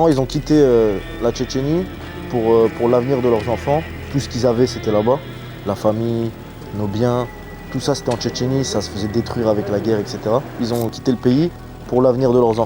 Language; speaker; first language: French; early bilingual, other home language; Chechen